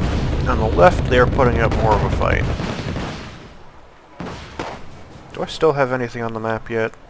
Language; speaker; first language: English; native; English